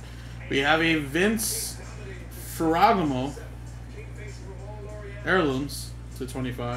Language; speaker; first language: English; native; English